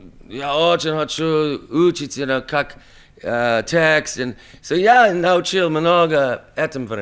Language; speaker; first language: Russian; non-native, learner; English